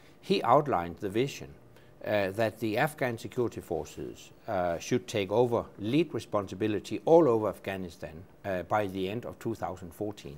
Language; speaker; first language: English; non-native, fluent; Danish